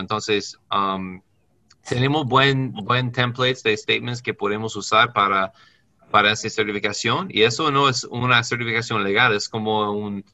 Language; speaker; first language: Spanish; non-native, learner; English